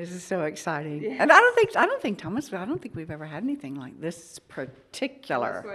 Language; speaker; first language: English; native; English